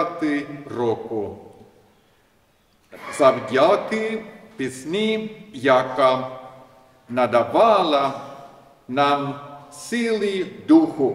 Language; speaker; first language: Ukrainian; non-native, learner; Swedish